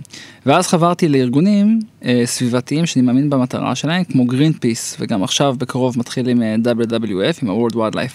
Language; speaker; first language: Hebrew; native; Hebrew